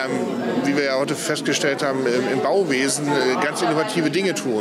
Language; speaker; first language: German; native; German